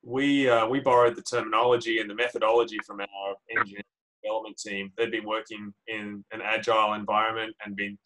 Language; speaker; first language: English; native; English